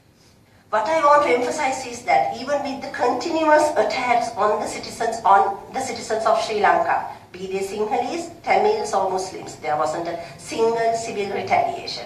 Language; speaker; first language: English; non-native, local second language; Sinhala